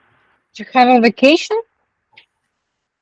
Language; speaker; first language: English; non-native, learner; Ukrainian